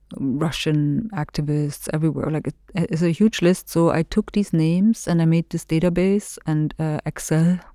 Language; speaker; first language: English; non-native, fluent; German